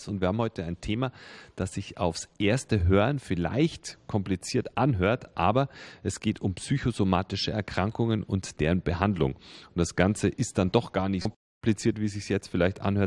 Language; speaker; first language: German; native; German